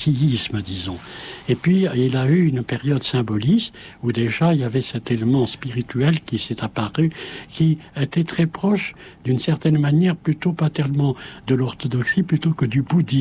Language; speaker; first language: French; native; French